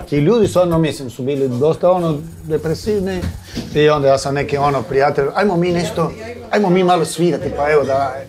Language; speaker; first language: Croatian; non-native, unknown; Spanish